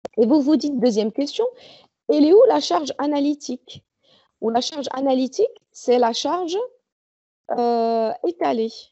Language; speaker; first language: French; non-native, local second language; Arabic